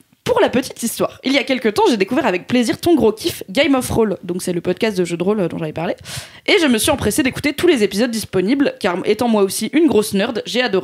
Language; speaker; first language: French; native; French